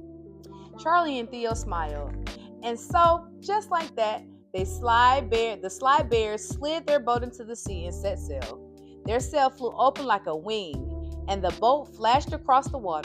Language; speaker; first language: English; native; English